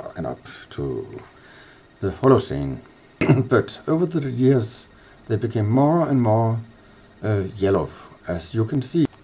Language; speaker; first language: English; non-native, fluent; Danish